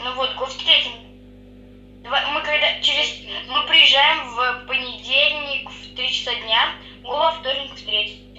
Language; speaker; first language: Russian; native; Russian